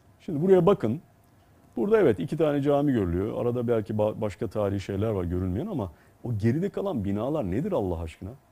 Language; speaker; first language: Turkish; native; Turkish